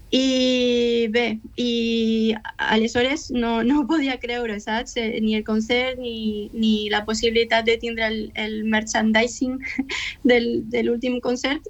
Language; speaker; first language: Catalan; non-native, fluent; Spanish